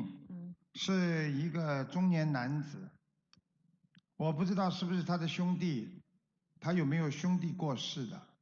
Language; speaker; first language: Chinese; native; Chinese